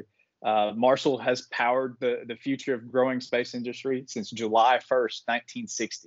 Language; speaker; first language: English; native; English